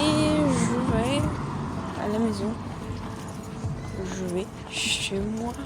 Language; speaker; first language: French; non-native, learner; Russian